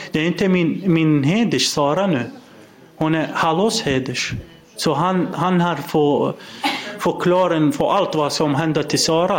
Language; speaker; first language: Swedish; non-native, fluent; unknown